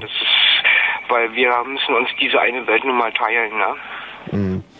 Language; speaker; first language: German; native; German